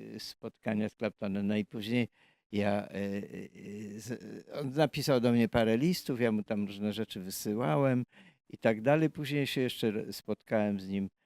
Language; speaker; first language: Polish; native; Polish